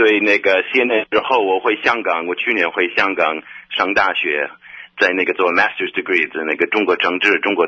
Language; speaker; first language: Chinese; non-native, fluent; English